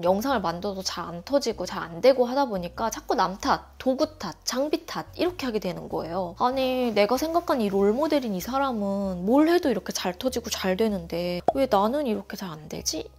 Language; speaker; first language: Korean; native; Korean